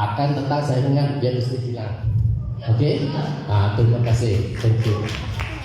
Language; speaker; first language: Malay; non-native, local second language; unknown